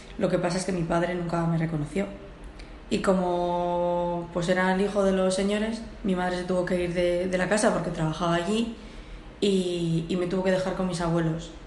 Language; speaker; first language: Spanish; early bilingual, heritage; Spanish